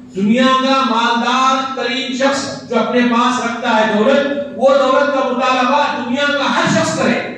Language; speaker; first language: Urdu; native; Urdu